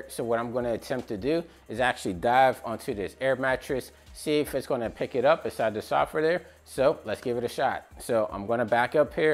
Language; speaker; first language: English; native; English